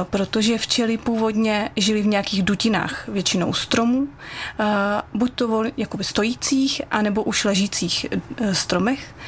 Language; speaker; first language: Czech; native; Czech